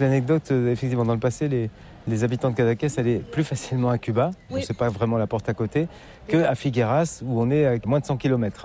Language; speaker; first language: French; native; French